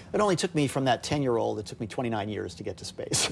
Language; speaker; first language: English; native; English